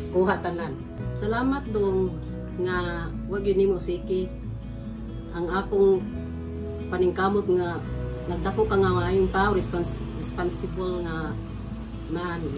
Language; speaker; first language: Cebuano; native; Cebuano